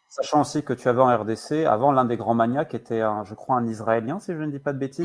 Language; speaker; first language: French; native; French